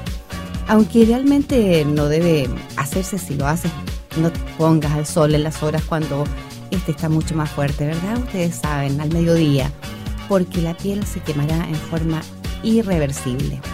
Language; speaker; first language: Spanish; native; Spanish